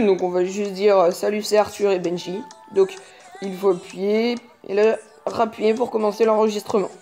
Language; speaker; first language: French; native; French